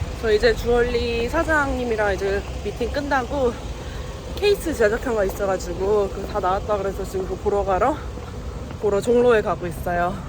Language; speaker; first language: Korean; native; Korean